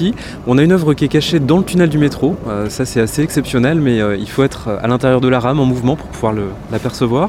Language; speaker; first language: French; native; French